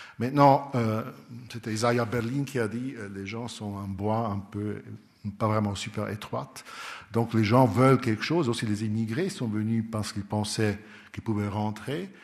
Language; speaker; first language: French; non-native, local second language; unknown